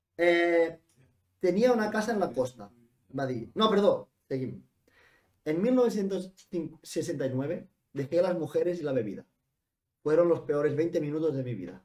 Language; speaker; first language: Spanish; non-native, local second language; Catalan